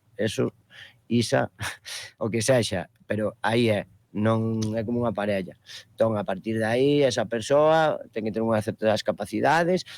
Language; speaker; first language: Galician; non-native, local second language; Spanish